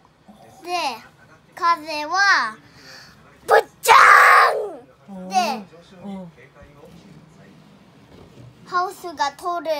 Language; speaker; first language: Japanese; non-native, learner; Filipino